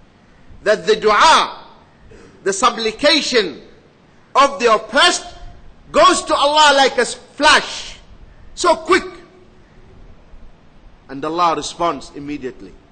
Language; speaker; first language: English; non-native, fluent; Arabic